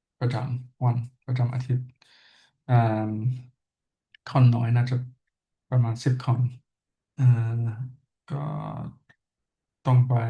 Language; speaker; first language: Thai; non-native, learner; English